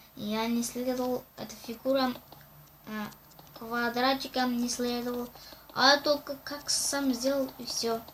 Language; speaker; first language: Russian; non-native, local second language; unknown